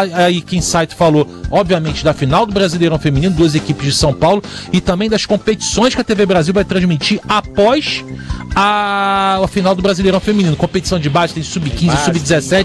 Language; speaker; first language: Portuguese; native; Portuguese